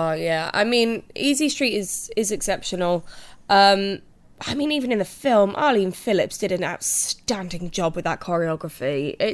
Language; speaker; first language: English; native; English